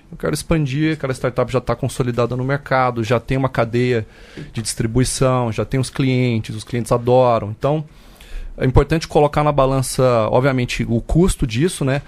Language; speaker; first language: Portuguese; native; Portuguese